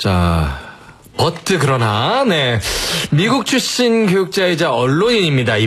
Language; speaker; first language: Korean; native; Korean